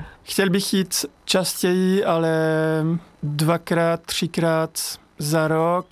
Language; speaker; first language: Czech; non-native, learner; French